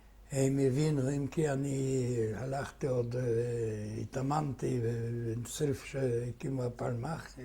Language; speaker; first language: Hebrew; non-native, fluent; Yiddish